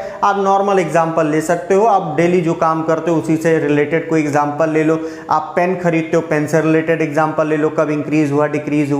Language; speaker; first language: Hindi; native; Hindi